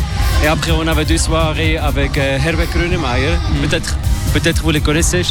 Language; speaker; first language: French; non-native, local second language; German